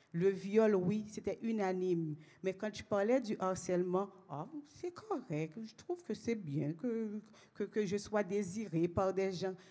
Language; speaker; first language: French; native; French